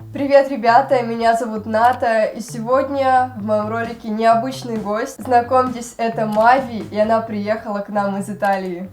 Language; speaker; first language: Russian; native; Russian